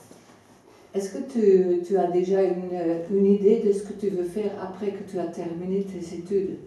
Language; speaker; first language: French; non-native, fluent; Dutch